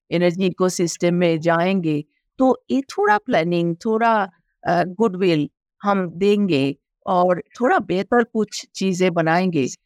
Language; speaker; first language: Hindi; non-native, local second language; Bangla